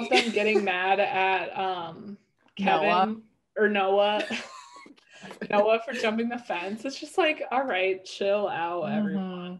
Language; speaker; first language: English; native; English